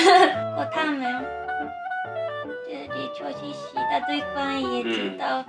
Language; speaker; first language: Chinese; non-native, learner; Japanese